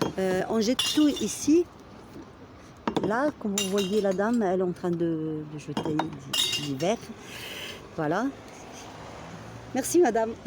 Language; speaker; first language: French; non-native, local second language; Arabic